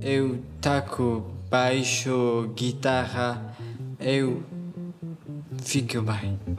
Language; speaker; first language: Portuguese; non-native, learner; Persian